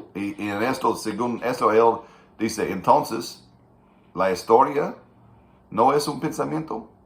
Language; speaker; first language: Spanish; non-native, fluent; English